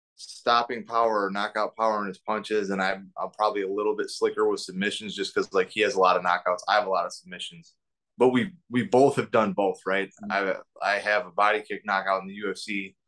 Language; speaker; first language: English; native; English